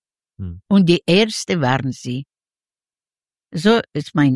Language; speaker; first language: German; non-native, learner; Yiddish